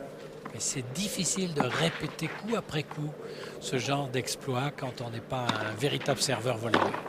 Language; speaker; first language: French; native; French